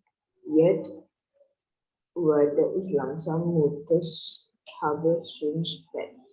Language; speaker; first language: German; non-native, learner; Indonesian